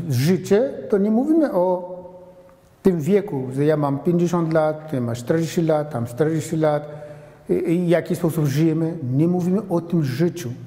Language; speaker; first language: Polish; non-native, fluent; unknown